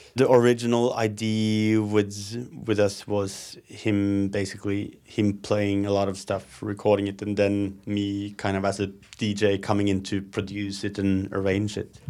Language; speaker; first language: English; non-native, fluent; Norwegian